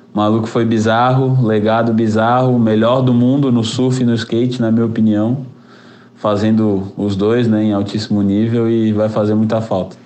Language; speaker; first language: Portuguese; native; Portuguese